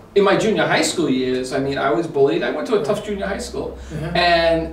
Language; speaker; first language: English; native; English